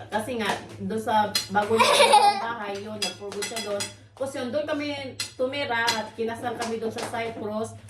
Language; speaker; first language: Filipino; native; Filipino